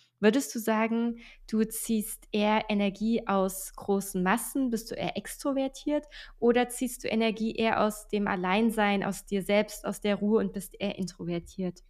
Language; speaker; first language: German; native; German